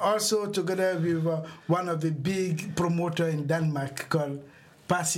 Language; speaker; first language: English; non-native, learner; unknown